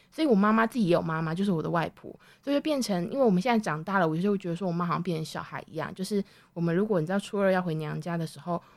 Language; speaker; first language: Chinese; native; Chinese